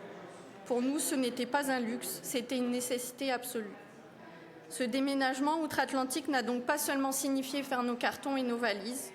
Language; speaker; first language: French; native; French